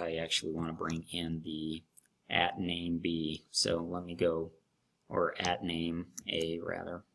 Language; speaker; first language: English; native; English